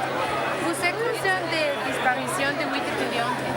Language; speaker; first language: French; non-native, learner; Spanish